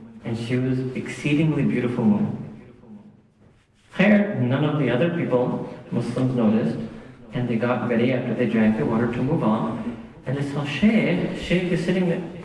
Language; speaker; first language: English; early bilingual, other home language; Urdu